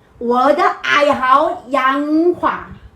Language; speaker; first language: Chinese; non-native, learner; Korean